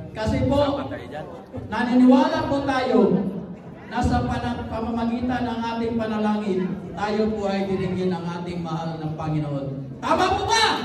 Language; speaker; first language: Filipino; non-native, local second language; Cebuano